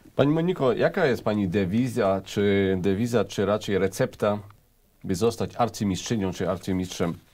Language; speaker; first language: Polish; native; Polish